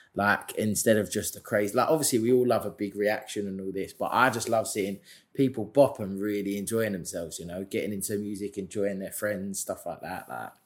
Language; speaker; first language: English; native; English